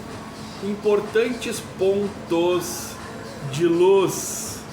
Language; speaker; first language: Portuguese; native; Portuguese